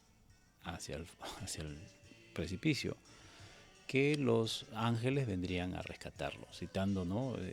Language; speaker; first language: Spanish; native; Spanish